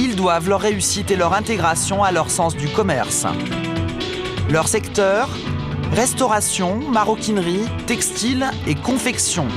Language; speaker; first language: French; native; French